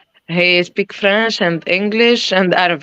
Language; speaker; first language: English; non-native, learner; French